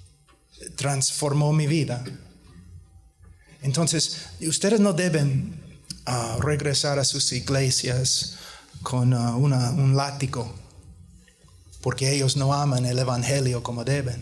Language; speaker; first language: Spanish; non-native, fluent; English